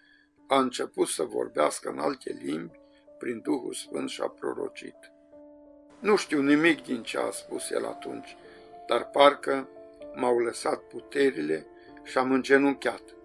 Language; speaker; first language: Romanian; native; Romanian